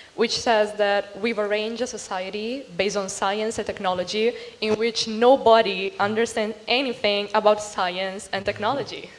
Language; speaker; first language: English; non-native, fluent; Italian